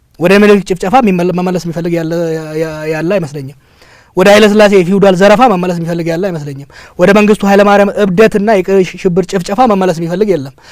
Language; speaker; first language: Amharic; non-native, local second language; Oromo